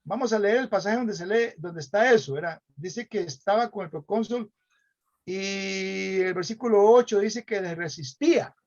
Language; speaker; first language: Spanish; native; Spanish